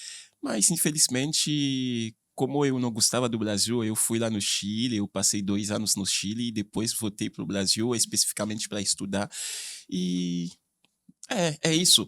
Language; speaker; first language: Portuguese; non-native, fluent; Haitian Creole